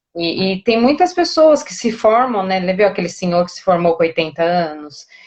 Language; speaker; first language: Portuguese; native; Portuguese